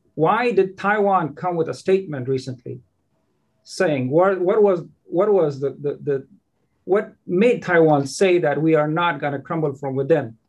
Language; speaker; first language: English; non-native, fluent; Persian